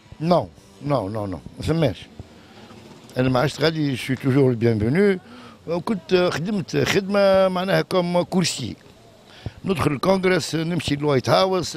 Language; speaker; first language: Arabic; native; Arabic